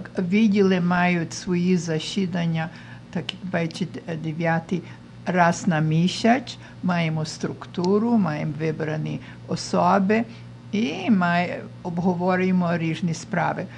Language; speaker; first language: Ukrainian; early bilingual, heritage; Ukrainian